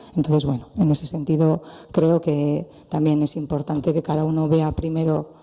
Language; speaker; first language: Spanish; native; Spanish